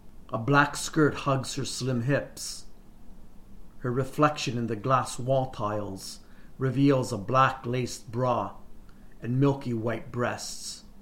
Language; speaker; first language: English; early bilingual, other home language; Italian